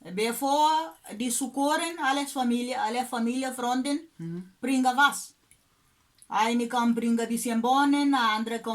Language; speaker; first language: German; non-native, learner; Kabuverdianu